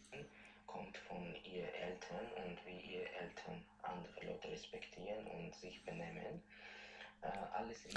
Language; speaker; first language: German; non-native, learner; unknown